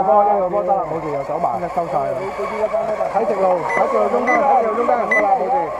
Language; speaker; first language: Cantonese; native; Cantonese